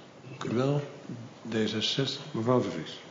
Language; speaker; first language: Dutch; native; Dutch